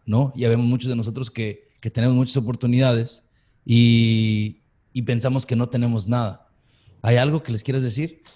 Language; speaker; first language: Spanish; native; Spanish